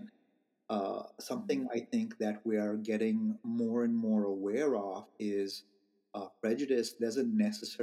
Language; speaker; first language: English; non-native, local second language; Hindi